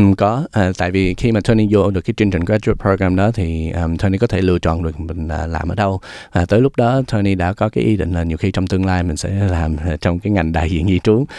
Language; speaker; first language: Vietnamese; early bilingual, heritage; Vietnamese